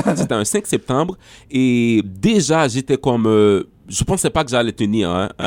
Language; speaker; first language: French; non-native, local second language; Haitian Creole